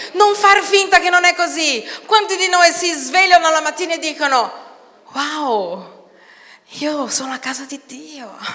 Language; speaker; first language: Italian; non-native, fluent; Portuguese